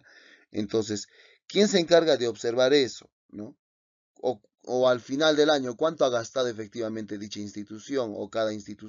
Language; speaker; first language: Spanish; native; Spanish